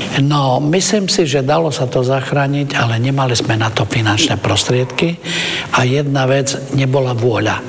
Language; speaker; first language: Slovak; non-native, local second language; Romany